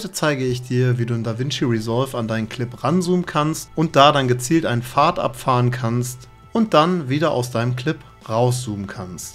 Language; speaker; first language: German; native; German